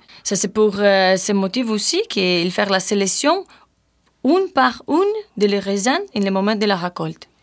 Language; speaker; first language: French; non-native, learner; Italian